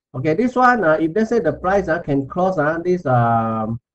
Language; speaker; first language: English; non-native, local second language; Chinese